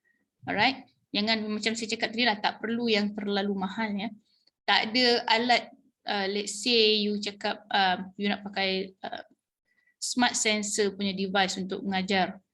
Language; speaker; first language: Malay; native; Malay